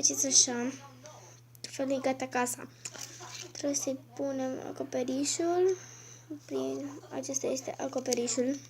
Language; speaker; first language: Romanian; native; Romanian